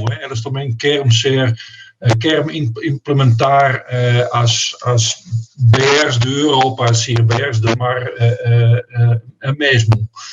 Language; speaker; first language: Portuguese; non-native, fluent; Dutch